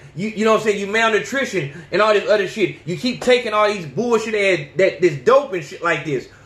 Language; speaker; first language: English; native; English